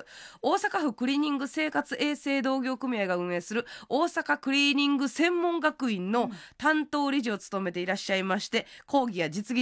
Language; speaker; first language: Japanese; native; Japanese